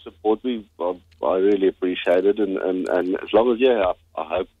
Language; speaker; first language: English; non-native, local second language; Afrikaans